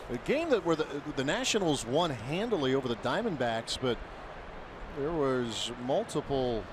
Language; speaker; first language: English; native; English